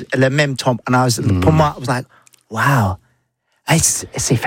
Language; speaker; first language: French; non-native, learner; English